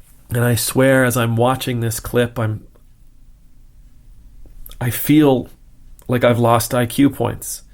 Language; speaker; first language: English; native; English